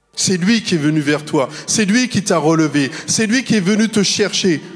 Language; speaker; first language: French; native; French